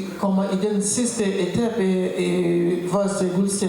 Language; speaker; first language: Danish; non-native, learner; French